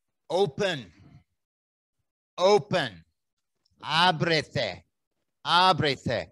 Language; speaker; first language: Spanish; non-native, learner; English